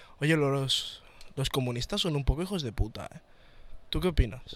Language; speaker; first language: Spanish; native; Spanish